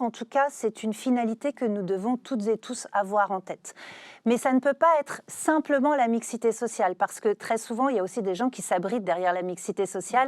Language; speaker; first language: French; native; French